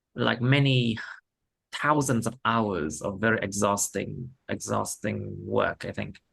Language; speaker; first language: English; non-native, fluent; Vietnamese